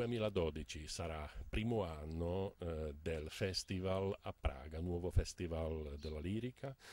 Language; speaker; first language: Italian; non-native, fluent; Czech